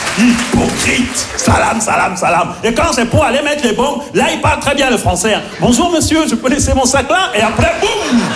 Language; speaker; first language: French; early bilingual, other home language; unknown